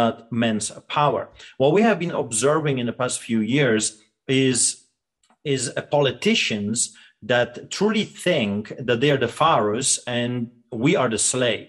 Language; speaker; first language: English; non-native, fluent; Polish